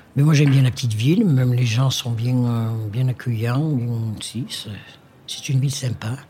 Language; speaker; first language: French; native; French